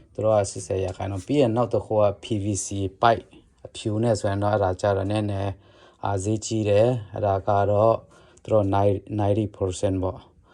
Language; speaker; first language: Burmese; non-native, local second language; Tedim Chin